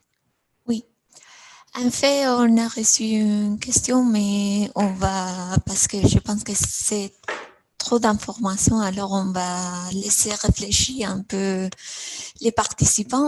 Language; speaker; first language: French; non-native, fluent; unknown